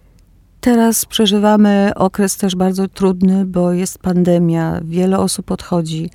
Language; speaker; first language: Polish; early bilingual, other home language; Greek